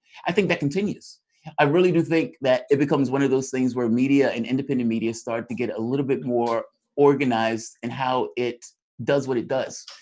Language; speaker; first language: English; native; English